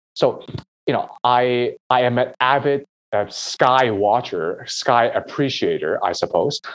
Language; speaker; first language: English; non-native, local second language; Cantonese